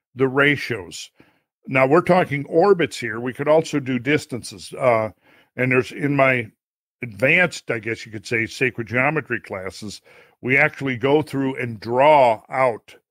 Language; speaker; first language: English; native; English